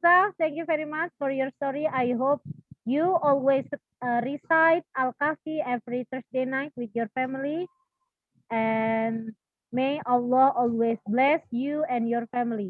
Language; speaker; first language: English; non-native, fluent; Indonesian